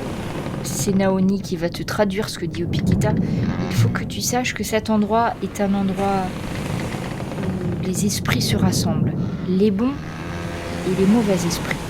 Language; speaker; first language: French; native; French